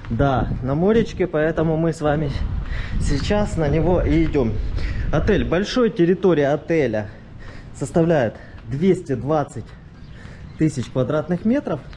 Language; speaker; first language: Russian; native; Russian